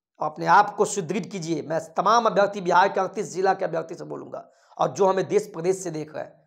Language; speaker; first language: Hindi; native; Hindi